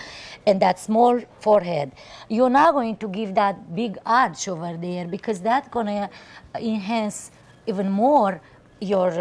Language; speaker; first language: English; non-native, fluent; Romanian